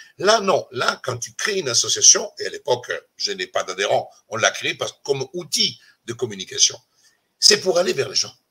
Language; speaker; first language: French; non-native, fluent; Italian